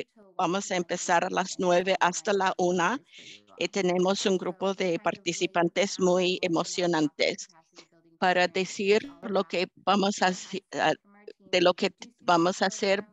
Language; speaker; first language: Spanish; early bilingual, heritage; English